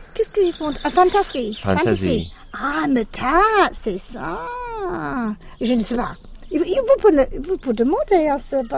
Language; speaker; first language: French; non-native, fluent; English